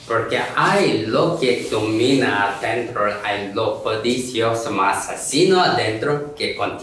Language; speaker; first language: Spanish; non-native, learner; Korean